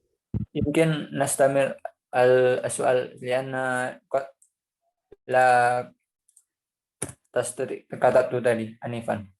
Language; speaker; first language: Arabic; non-native, learner; Indonesian